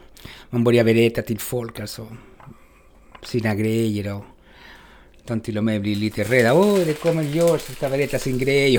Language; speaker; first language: Swedish; non-native, fluent; Spanish